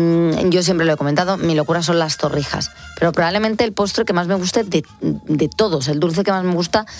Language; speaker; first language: Spanish; native; Spanish